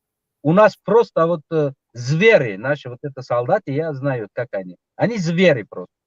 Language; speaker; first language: Russian; non-native, local second language; Tajik